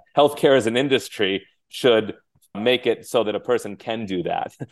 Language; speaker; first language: English; native; English